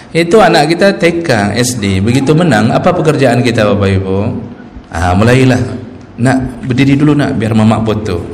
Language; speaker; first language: Malay; non-native, local second language; Achinese